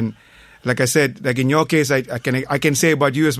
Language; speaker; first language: English; non-native, local second language; Tamil